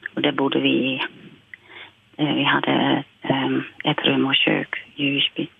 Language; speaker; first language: Swedish; non-native, fluent; Dutch